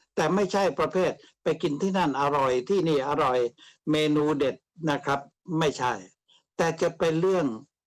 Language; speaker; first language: Thai; native; Thai